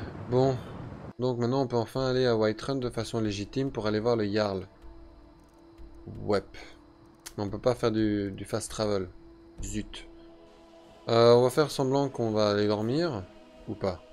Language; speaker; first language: French; native; French